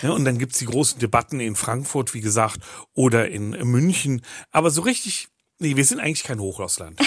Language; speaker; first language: German; native; German